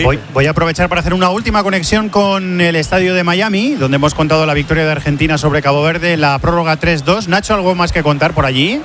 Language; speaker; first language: Spanish; native; Spanish